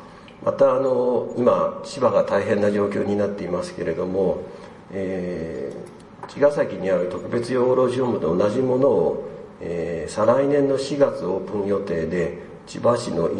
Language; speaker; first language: Japanese; native; Japanese